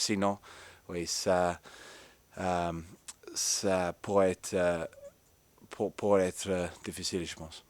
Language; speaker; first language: French; non-native, fluent; English